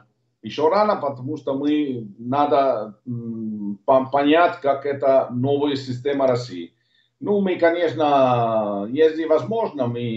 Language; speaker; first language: Russian; non-native, learner; Italian